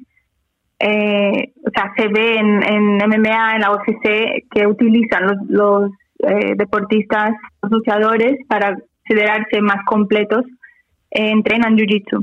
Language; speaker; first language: Spanish; non-native, fluent; Portuguese